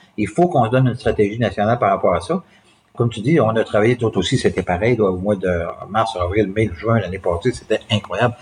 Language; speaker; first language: French; native; French